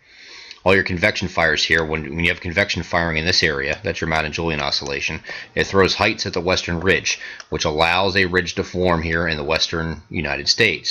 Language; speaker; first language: English; native; English